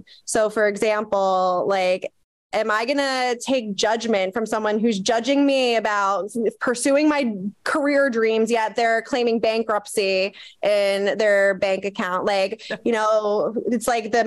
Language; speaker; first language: English; native; English